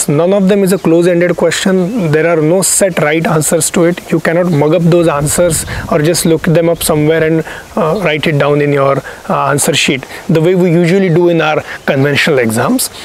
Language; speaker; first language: English; non-native, local second language; Marathi